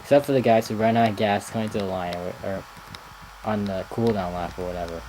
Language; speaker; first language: English; native; English